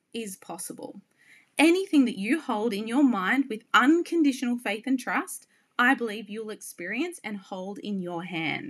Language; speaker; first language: English; native; English